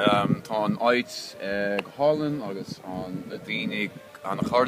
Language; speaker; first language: Irish; non-native, learner; English